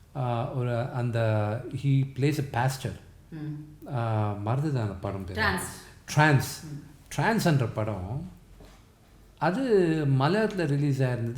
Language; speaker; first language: Tamil; non-native, local second language; Telugu